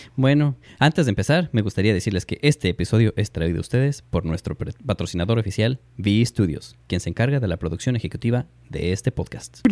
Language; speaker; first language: Spanish; early bilingual, heritage; Spanish